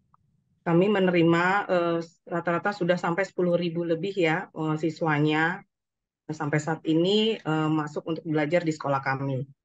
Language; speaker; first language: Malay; non-native, fluent; Japanese